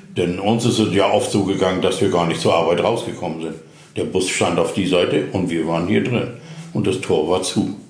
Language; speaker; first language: German; native; German